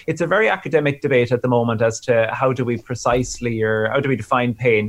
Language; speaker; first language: English; native; English